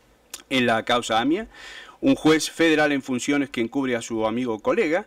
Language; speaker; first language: Spanish; native; Spanish